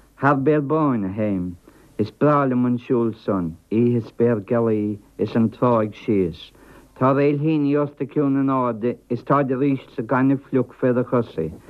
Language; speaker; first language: Irish; non-native, local second language; English